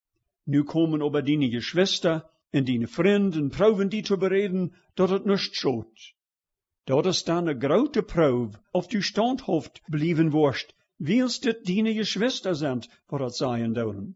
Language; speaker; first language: German; early bilingual, heritage; Plautdietsch